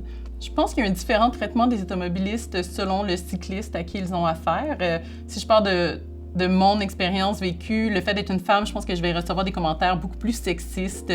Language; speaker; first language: French; native; French